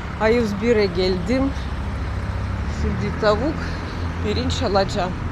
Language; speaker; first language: Turkish; non-native, learner; Russian